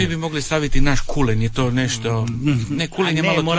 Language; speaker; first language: Serbian; native; Serbian